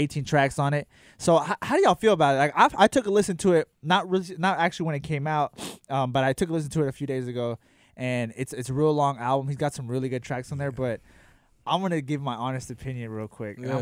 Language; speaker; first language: English; native; English